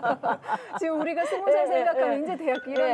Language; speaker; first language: Korean; native; Korean